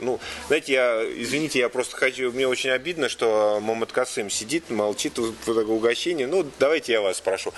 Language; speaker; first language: Russian; native; Russian